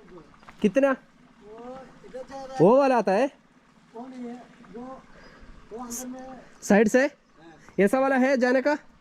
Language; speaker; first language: Hindi; non-native, local second language; Malayalam